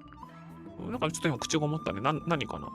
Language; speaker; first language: Japanese; native; Japanese